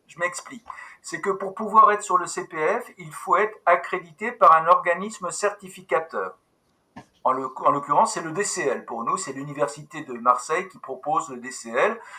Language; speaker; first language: French; native; French